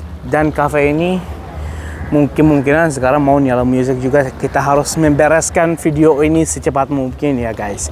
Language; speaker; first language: Indonesian; non-native, fluent; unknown